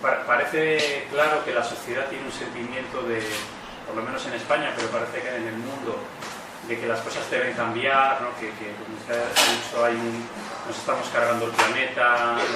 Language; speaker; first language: Spanish; native; Spanish